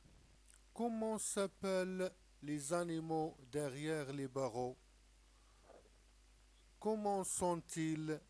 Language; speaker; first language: French; non-native, local second language; Arabic